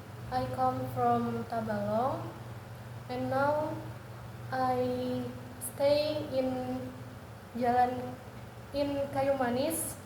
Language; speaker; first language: English; non-native, learner; Indonesian